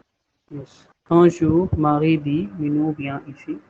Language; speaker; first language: French; non-native, fluent; Hindi